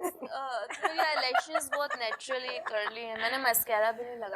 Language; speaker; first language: Hindi; native; Hindi